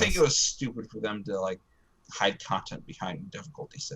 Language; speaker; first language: English; native; English